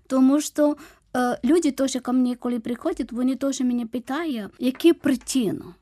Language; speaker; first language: Ukrainian; non-native, fluent; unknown